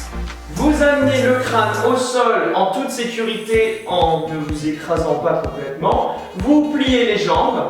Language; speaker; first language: French; native; French